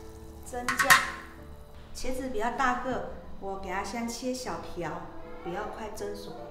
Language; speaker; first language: Chinese; native; Chinese